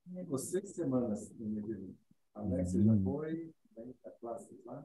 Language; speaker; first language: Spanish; non-native, learner; Portuguese